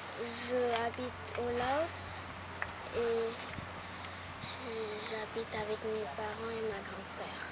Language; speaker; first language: French; non-native, learner; Lao